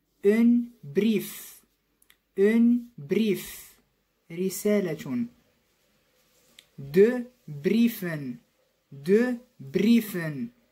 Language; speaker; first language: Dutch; non-native, fluent; Arabic